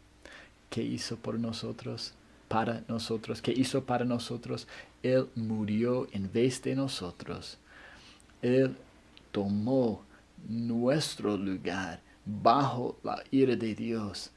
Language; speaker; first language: Spanish; non-native, fluent; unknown